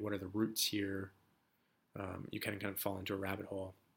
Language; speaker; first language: English; native; English